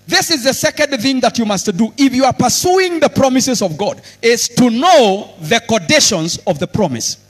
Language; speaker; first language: English; non-native, local second language; Swahili